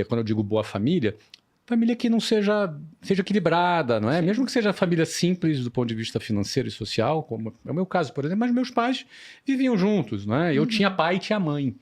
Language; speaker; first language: Portuguese; native; Portuguese